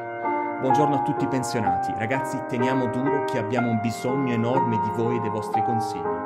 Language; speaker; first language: Italian; native; Italian